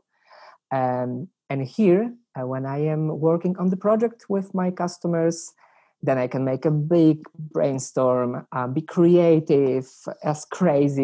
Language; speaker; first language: English; non-native, fluent; Polish